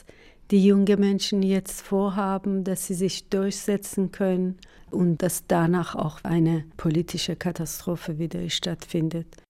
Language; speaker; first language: German; non-native, fluent; Persian